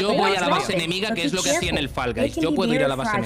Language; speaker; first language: Spanish; native; Spanish